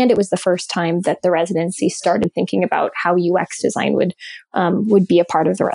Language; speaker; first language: English; native; English